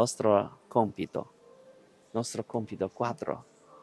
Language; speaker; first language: Italian; non-native, learner; Chinese